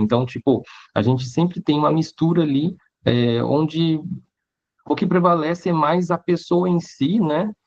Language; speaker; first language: Portuguese; early bilingual, other home language; Chinese